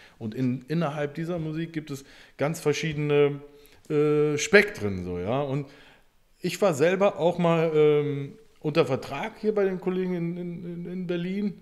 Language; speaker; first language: German; native; German